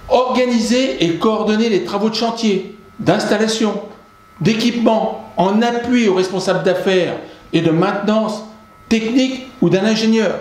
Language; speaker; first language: French; native; French